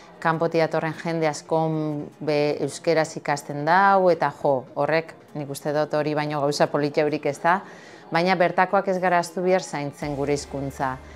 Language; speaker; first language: Basque; native; Basque